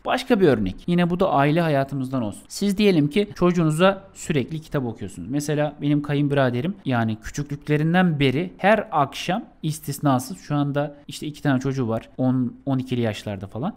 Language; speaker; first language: Turkish; native; Turkish